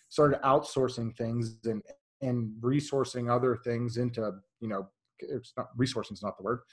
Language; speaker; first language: English; native; English